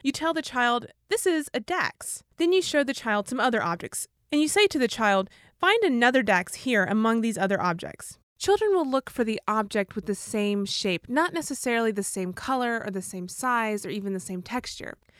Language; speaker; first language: English; native; English